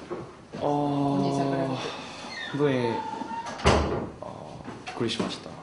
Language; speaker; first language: Japanese; non-native, learner; Korean